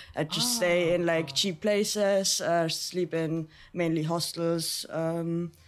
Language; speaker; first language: English; non-native, fluent; German